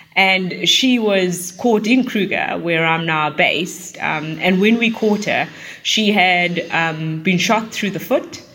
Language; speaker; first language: English; native; English